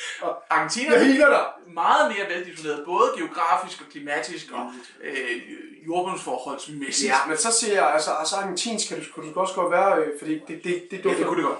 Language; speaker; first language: Danish; native; Danish